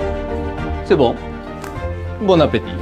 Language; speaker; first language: French; non-native, learner; Japanese